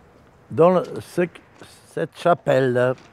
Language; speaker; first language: French; non-native, fluent; Serbian